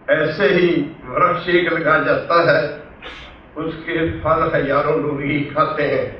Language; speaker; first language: Urdu; non-native, local second language; Punjabi